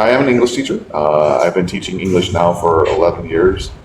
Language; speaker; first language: English; native; English